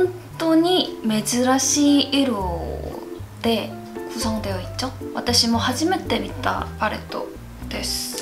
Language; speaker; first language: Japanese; non-native, learner; Korean